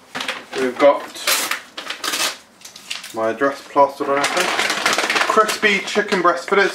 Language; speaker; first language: English; native; English